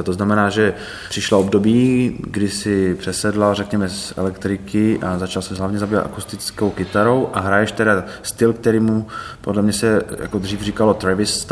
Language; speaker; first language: Czech; native; Czech